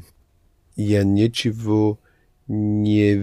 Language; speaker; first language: Russian; non-native, learner; English